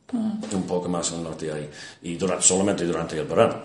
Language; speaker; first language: Spanish; non-native, fluent; English